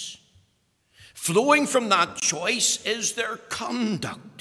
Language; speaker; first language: English; native; English